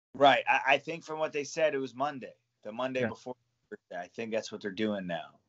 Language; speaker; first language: English; native; English